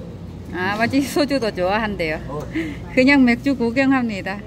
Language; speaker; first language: Korean; non-native, learner; Vietnamese